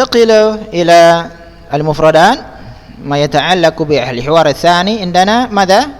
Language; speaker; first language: Arabic; non-native, fluent; Indonesian